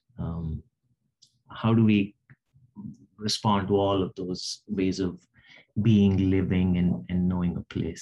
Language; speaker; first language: English; non-native, local second language; Telugu